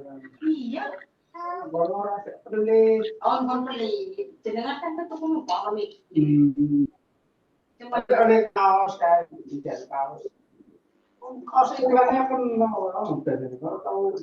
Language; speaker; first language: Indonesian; non-native, local second language; Javanese